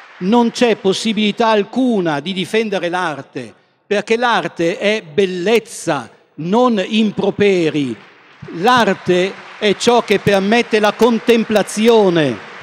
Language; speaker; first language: Italian; native; Italian